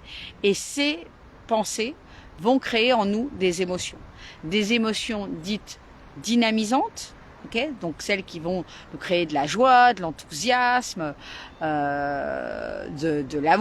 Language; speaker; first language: French; native; French